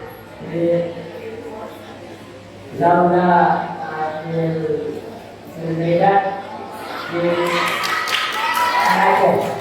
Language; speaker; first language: Arabic; non-native, learner; Indonesian